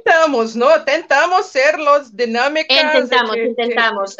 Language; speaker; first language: Spanish; non-native, fluent; Portuguese